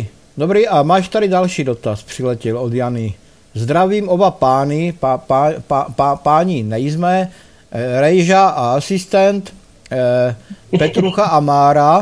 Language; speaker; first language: Czech; native; Czech